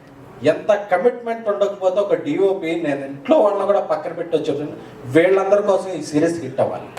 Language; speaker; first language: Telugu; native; Telugu